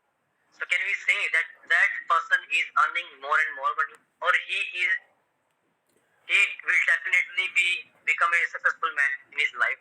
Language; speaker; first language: English; non-native, local second language; Hindi